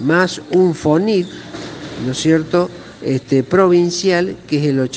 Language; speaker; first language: Spanish; native; Spanish